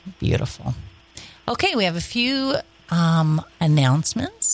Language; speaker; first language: English; native; English